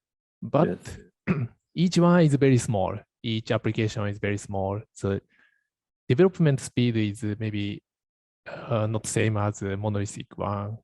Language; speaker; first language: English; non-native, learner; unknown